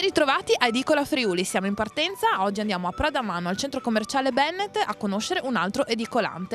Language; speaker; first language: Italian; native; Italian